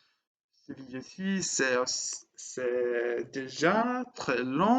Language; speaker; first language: French; non-native, learner; English